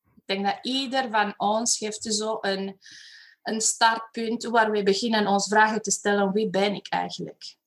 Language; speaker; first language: Dutch; non-native, fluent; Romanian